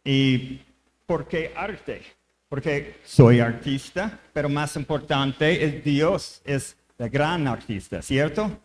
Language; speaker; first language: Spanish; non-native, learner; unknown